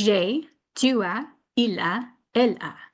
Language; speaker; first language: French; non-native, fluent; English